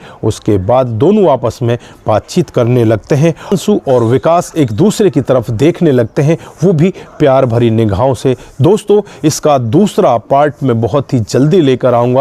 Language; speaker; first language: Hindi; native; Hindi